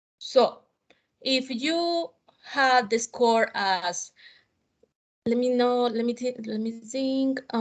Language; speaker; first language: English; non-native, fluent; Spanish